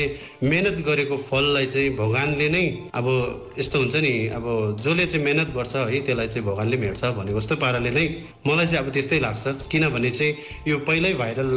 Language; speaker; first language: Nepali; native; Nepali